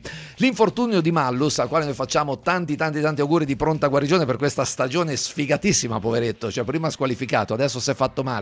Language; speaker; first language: Italian; native; Italian